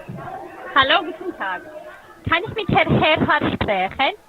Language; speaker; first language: German; non-native, fluent; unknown